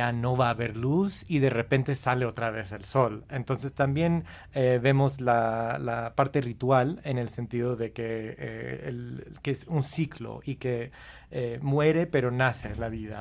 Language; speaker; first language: Spanish; non-native, fluent; English